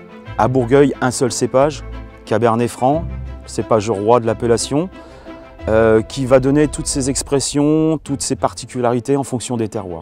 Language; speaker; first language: French; native; French